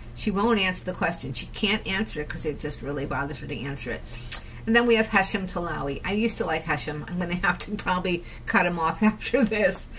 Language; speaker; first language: English; native; English